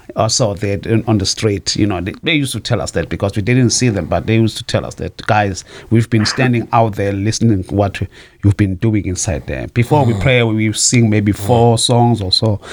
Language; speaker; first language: English; non-native, fluent; Zulu